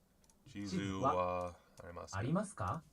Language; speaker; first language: Japanese; non-native, learner; English